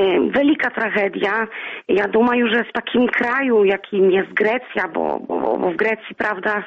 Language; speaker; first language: Polish; non-native, local second language; Belarusian